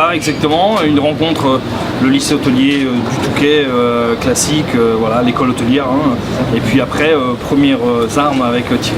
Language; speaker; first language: French; native; French